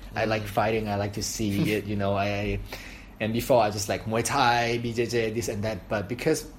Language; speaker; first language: English; non-native, fluent; Thai